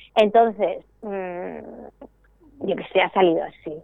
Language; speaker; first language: Spanish; native; Spanish